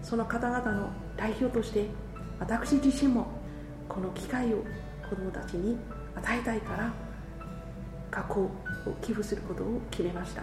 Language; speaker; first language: Japanese; non-native, fluent; Burmese